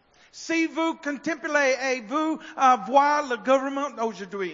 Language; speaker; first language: French; non-native, learner; English